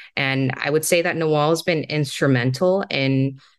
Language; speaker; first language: English; native; English